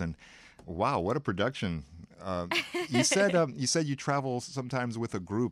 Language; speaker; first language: English; native; English